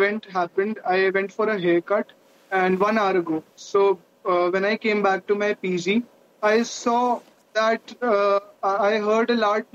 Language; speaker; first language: English; non-native, local second language; Hindi